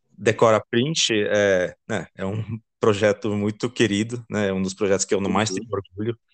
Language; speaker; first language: Portuguese; non-native, fluent; Dutch